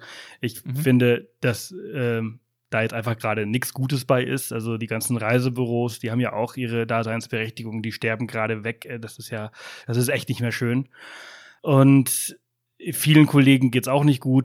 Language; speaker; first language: German; native; German